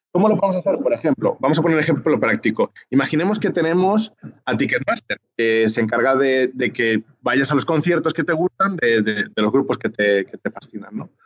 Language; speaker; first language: Spanish; native; Spanish